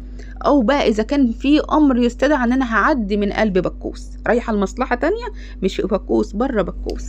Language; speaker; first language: Arabic; native; Arabic